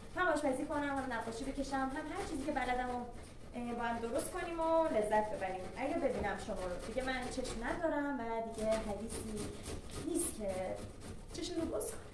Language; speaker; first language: Persian; non-native, local second language; Azerbaijani